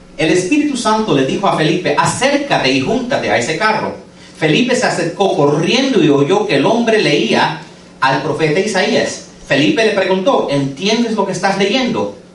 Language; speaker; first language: Spanish; non-native, fluent; English